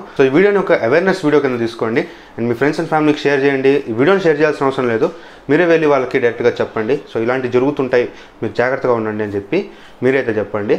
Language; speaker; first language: Telugu; native; Telugu